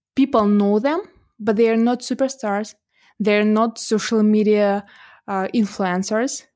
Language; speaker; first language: English; non-native, fluent; Russian